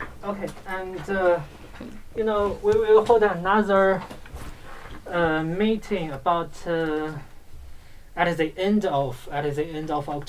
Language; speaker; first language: English; non-native, learner; Chinese